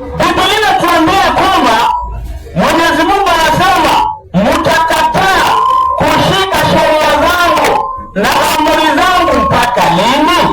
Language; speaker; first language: Swahili; non-native, local second language; Luo (Kenya and Tanzania)